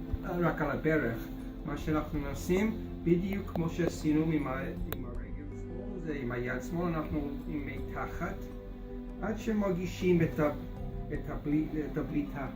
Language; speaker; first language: Hebrew; non-native, fluent; English